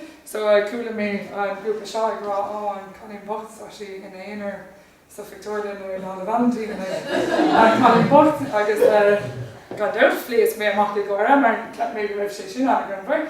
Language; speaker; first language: Irish; non-native, learner; English